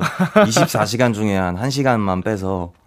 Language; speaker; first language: Korean; native; Korean